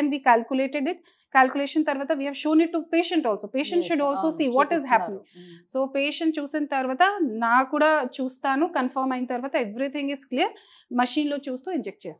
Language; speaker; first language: Telugu; non-native, fluent; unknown